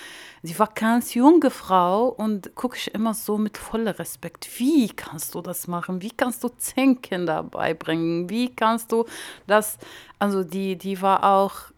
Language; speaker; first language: German; non-native, learner; Arabic